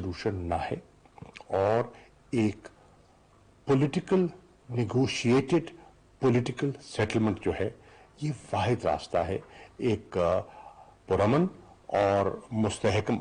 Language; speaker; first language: Urdu; native; Urdu